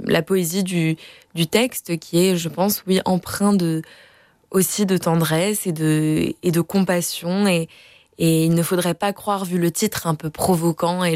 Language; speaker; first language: French; native; French